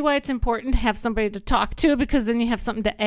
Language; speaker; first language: English; native; English